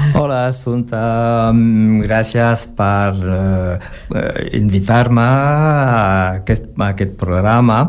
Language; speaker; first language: Catalan; non-native, learner; French